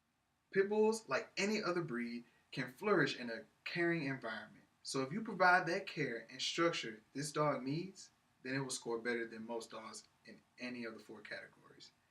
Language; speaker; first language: English; native; English